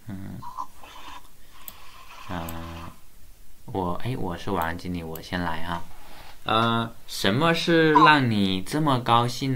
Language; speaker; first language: Chinese; native; Chinese